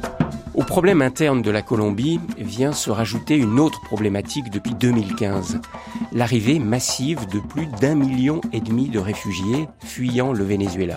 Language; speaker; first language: French; native; French